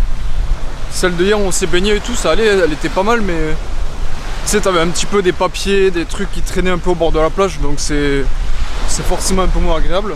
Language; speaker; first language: French; native; French